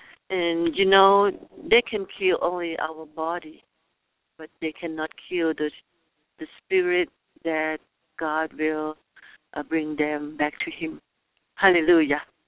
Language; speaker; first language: English; non-native, learner; Thai